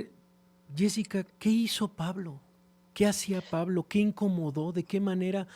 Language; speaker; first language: Spanish; native; Spanish